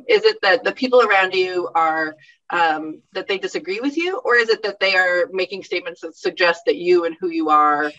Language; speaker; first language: English; native; English